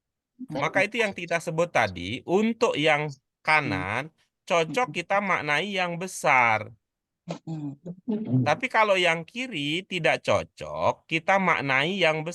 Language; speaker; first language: Indonesian; native; Indonesian